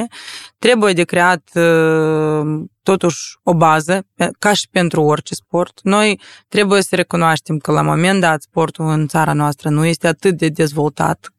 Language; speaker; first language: Romanian; non-native, local second language; Russian